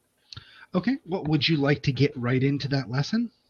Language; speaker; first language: English; native; English